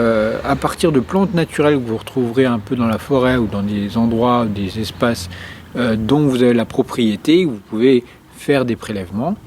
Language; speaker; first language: French; native; French